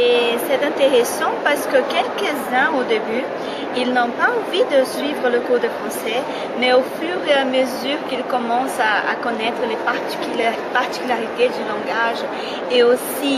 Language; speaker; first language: French; non-native, fluent; Portuguese